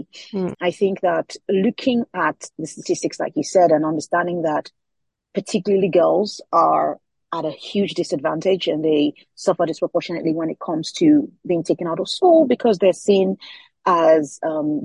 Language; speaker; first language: English; non-native, local second language; Yoruba